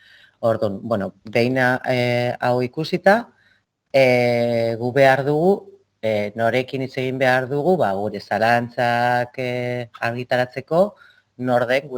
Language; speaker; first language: Basque; non-native, local second language; Spanish